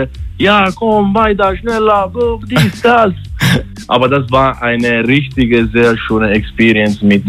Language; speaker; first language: German; non-native, learner; Italian